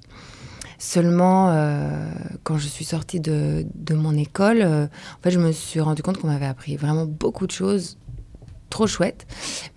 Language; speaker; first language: French; early bilingual, other home language; Lithuanian